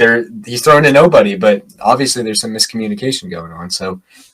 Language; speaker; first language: English; native; English